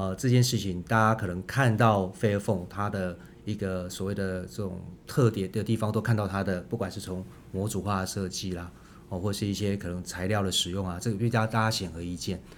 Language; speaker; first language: Chinese; native; Chinese